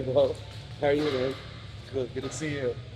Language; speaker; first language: English; native; English